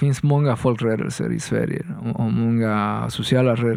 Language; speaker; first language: Swedish; non-native, fluent; Spanish